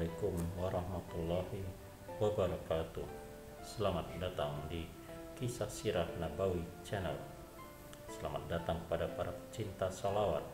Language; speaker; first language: Indonesian; native; Indonesian